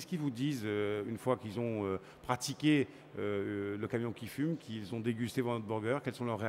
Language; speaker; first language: French; native; French